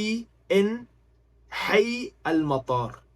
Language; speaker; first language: Arabic; non-native, fluent; English